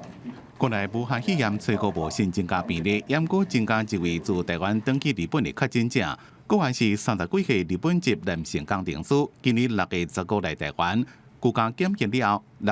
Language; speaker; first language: Chinese; native; Chinese